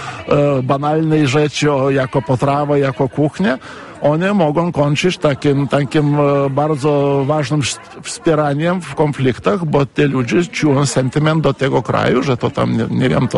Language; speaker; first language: Polish; non-native, fluent; Lithuanian